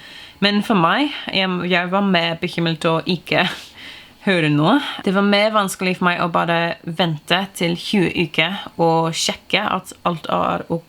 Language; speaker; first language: Norwegian; non-native, fluent; English